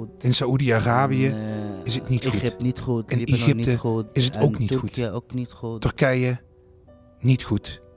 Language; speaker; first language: Dutch; non-native, learner; Arabic